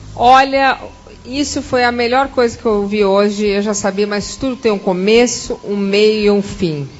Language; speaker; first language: Portuguese; native; Portuguese